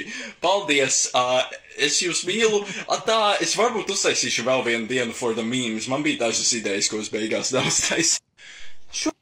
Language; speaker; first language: Latvian; non-native, local second language; English